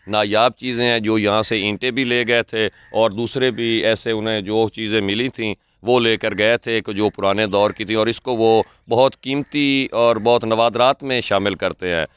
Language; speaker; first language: Urdu; non-native, local second language; Punjabi